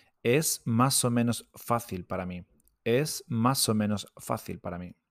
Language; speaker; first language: Spanish; non-native, fluent; English